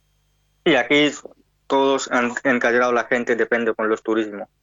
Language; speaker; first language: Spanish; non-native, learner; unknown